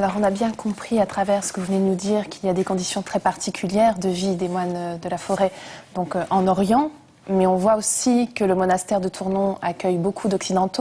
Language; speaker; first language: French; native; French